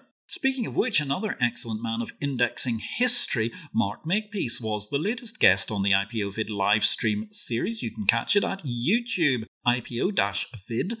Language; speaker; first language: English; native; English